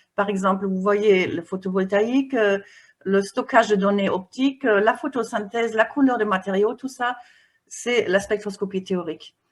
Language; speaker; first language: French; non-native, fluent; German